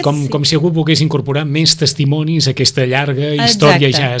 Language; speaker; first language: Catalan; native; Catalan